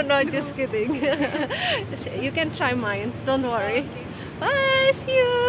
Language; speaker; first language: English; non-native, learner; Indonesian